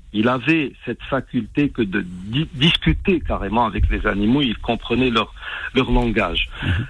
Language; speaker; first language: French; non-native, local second language; Arabic